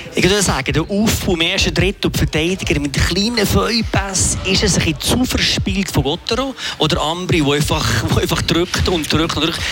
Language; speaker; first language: German; native; German